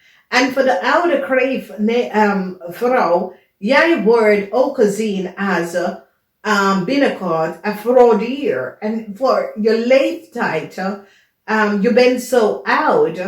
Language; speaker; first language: Dutch; non-native, learner; English